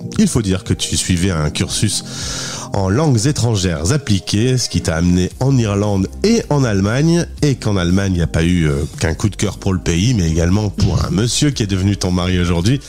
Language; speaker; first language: French; native; French